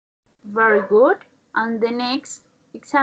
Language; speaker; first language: English; non-native, learner; Spanish